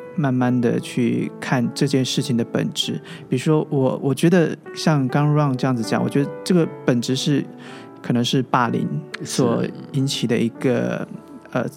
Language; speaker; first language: Chinese; native; Chinese